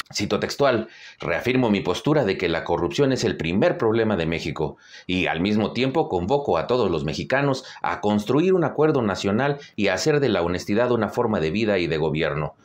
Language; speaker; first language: Spanish; native; Spanish